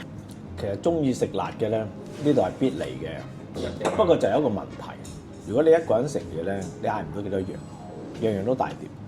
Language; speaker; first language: Cantonese; native; Cantonese